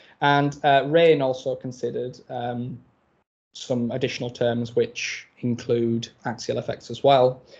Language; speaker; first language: English; native; English